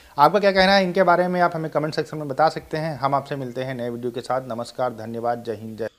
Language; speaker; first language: Hindi; native; Hindi